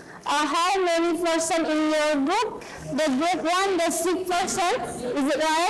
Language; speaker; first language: English; non-native, learner; Indonesian